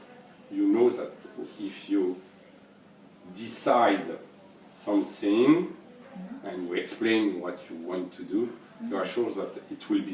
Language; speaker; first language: English; non-native, learner; French